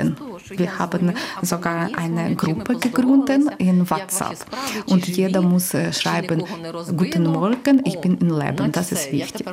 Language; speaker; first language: German; non-native, learner; Ukrainian